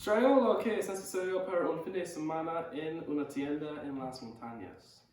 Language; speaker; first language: Spanish; non-native, learner; English